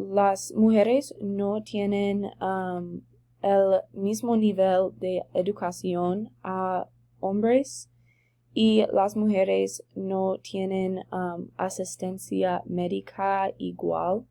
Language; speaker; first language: Spanish; non-native, learner; English